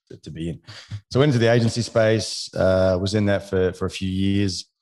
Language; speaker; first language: English; non-native, fluent; French